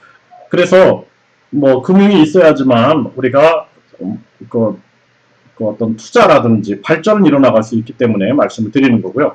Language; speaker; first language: Korean; native; Korean